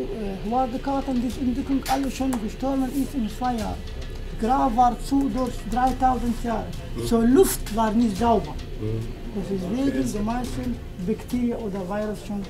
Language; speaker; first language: German; non-native, learner; Arabic